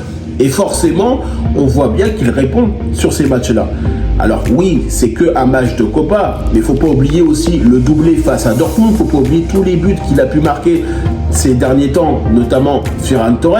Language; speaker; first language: French; native; French